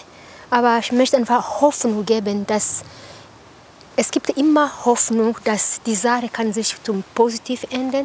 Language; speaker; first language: German; non-native, learner; Kinyarwanda